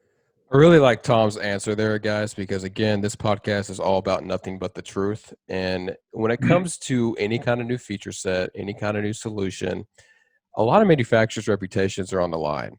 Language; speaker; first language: English; native; English